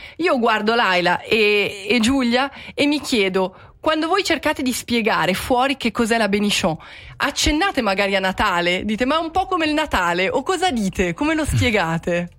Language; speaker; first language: Italian; native; Italian